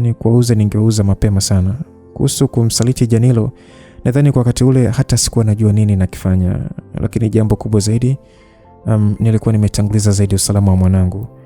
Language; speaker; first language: Swahili; native; Swahili